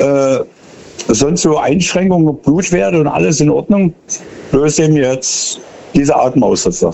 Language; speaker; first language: German; native; German